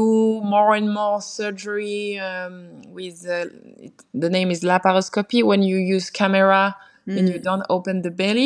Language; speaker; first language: English; non-native, fluent; French